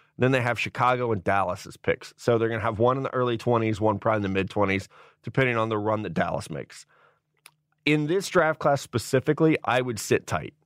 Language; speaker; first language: English; native; English